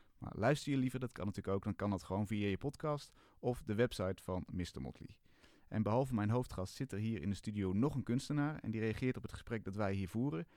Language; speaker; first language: Dutch; native; Dutch